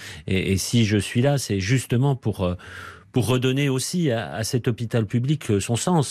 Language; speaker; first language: French; native; French